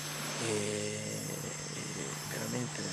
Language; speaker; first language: Italian; native; Italian